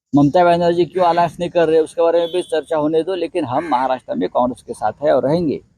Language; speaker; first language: Hindi; non-native, local second language; Marathi